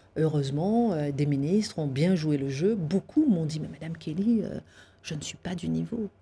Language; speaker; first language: French; native; French